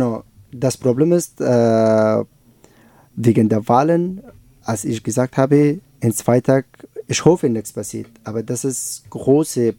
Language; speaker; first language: German; non-native, learner; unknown